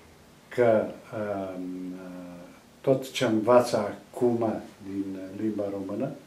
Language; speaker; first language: Romanian; non-native, local second language; Serbian